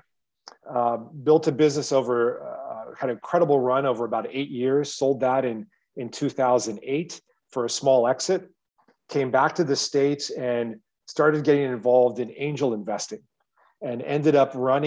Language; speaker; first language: English; native; English